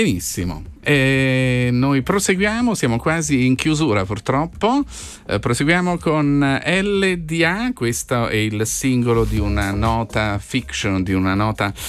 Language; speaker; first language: Italian; native; Italian